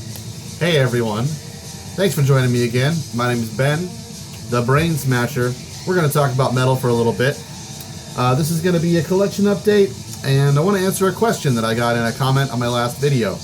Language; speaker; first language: English; native; English